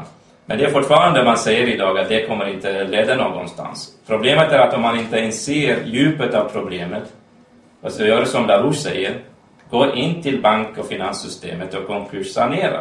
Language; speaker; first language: Swedish; non-native, fluent; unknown